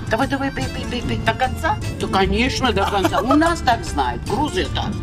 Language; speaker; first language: Russian; non-native, local second language; Georgian